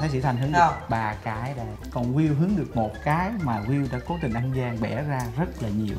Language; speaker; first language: Vietnamese; native; Vietnamese